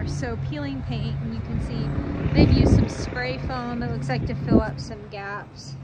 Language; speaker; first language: English; native; English